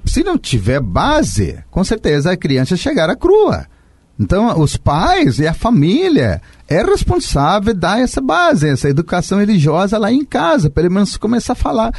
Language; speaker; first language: Portuguese; non-native, fluent; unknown